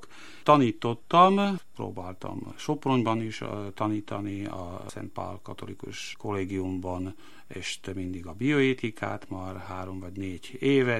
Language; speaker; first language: Hungarian; non-native, local second language; Slovak